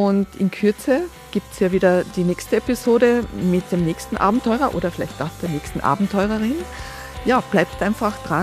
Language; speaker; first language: German; native; German